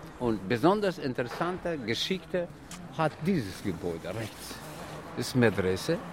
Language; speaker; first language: German; non-native, learner; Tajik